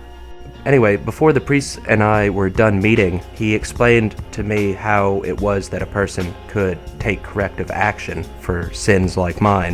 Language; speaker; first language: English; native; English